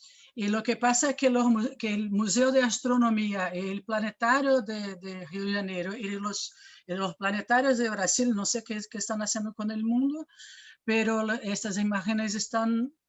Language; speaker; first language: Spanish; non-native, fluent; Portuguese